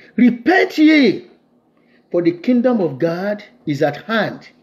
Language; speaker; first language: English; non-native, local second language; Yoruba